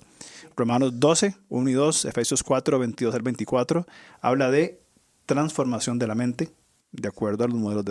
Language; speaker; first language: Spanish; native; Spanish